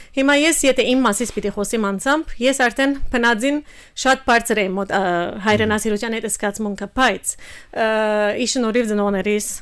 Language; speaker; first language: Armenian; early bilingual, heritage; Armenian